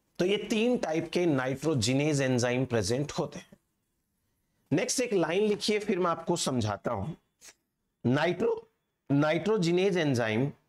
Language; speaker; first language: Hindi; native; Hindi